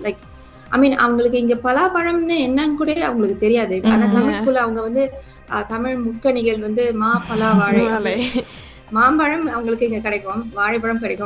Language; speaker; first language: Tamil; native; Tamil